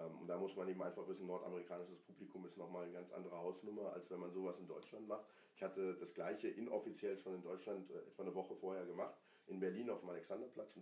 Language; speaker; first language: German; early bilingual, other home language; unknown